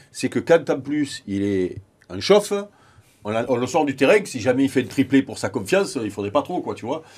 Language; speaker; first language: French; native; French